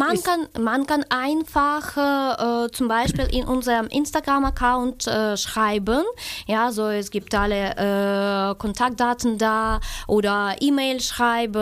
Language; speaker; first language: German; non-native, learner; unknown